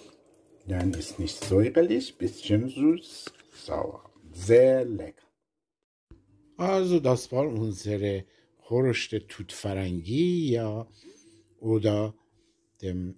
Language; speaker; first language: German; non-native, learner; Persian